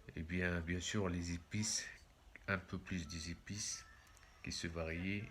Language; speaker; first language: French; non-native, local second language; Arabic